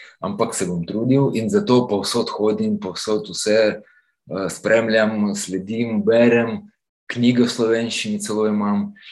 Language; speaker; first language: Slovenian; non-native, fluent; Ukrainian